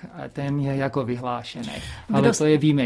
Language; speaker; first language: Czech; early bilingual, heritage; Czech